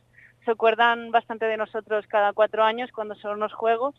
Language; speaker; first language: Spanish; native; Spanish